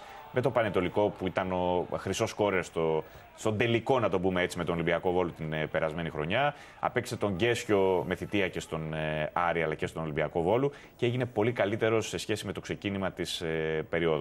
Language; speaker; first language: Greek; native; Greek